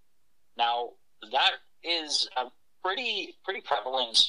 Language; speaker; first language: English; native; English